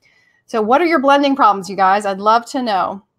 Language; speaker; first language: English; native; English